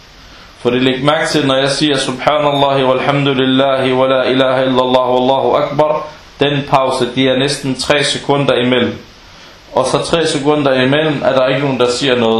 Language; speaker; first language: Danish; early bilingual, other home language; Arabic